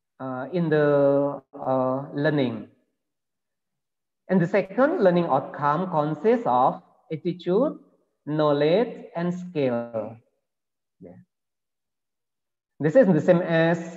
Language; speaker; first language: English; non-native, learner; Indonesian